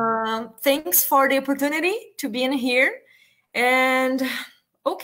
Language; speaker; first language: English; non-native, learner; Portuguese